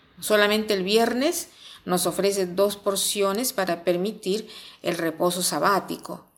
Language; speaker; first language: Spanish; non-native, fluent; Italian